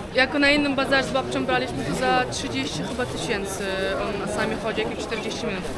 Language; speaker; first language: Polish; non-native, fluent; Uzbek